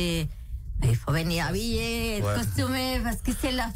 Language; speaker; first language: French; non-native, local second language; Spanish